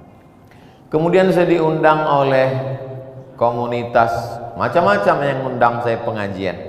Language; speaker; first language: Indonesian; non-native, local second language; Malay